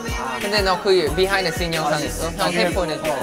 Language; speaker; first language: Korean; non-native, fluent; Thai